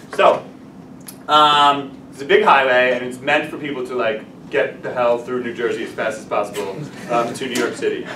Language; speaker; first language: English; native; English